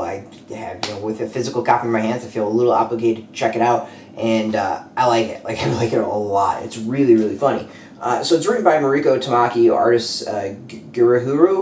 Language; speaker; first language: English; native; English